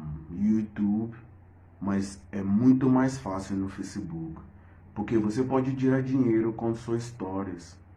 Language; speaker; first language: Portuguese; non-native, fluent; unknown